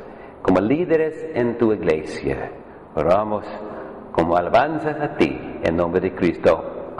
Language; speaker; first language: Spanish; non-native, fluent; English